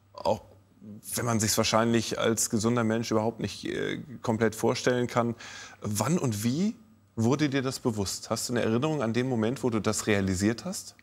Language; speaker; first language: German; native; German